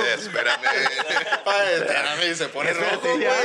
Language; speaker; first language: Spanish; native; Spanish